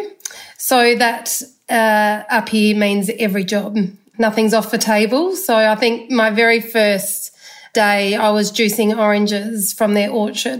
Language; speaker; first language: English; native; English